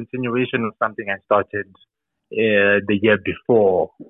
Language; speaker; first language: English; non-native, local second language; Tsonga